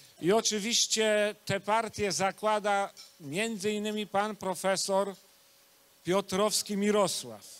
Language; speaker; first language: Polish; native; Polish